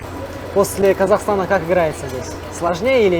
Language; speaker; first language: Russian; native; Russian